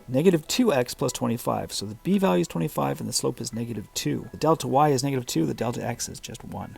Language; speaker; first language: English; native; English